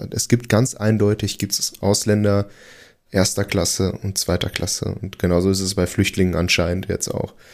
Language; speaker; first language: German; early bilingual, other home language; Portuguese